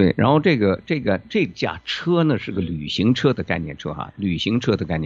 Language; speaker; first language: Chinese; native; Chinese